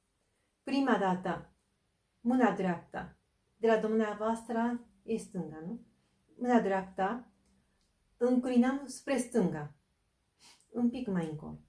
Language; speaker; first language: Romanian; non-native, fluent; Japanese